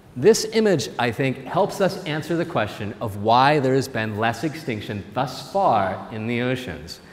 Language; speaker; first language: English; native; English